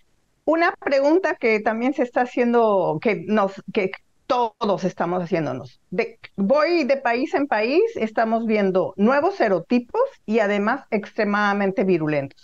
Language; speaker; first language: Spanish; native; Spanish